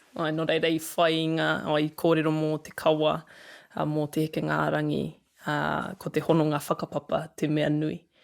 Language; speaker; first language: Māori; native; Māori